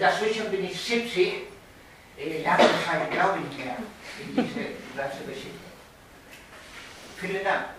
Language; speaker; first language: German; non-native, learner; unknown